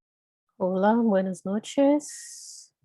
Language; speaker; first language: Spanish; non-native, fluent; Portuguese